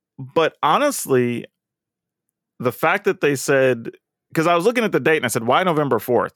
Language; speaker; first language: English; native; English